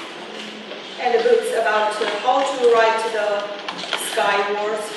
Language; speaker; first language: English; non-native, learner; Chinese